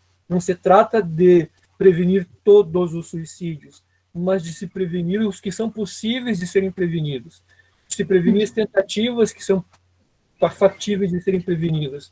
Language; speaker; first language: Portuguese; native; Portuguese